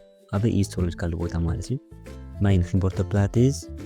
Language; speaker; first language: Dutch; non-native, fluent; Tigrinya